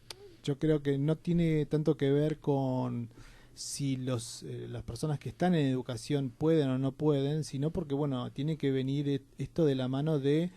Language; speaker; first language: Spanish; native; Spanish